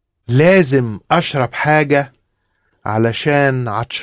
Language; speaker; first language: Arabic; non-native, learner; English